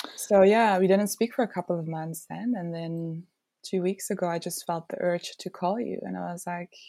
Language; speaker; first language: English; non-native, fluent; Dutch